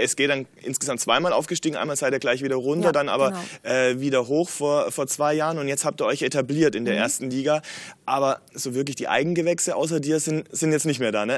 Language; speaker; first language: German; native; German